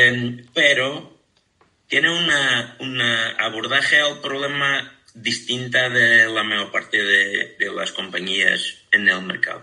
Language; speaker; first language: Spanish; non-native, fluent; Portuguese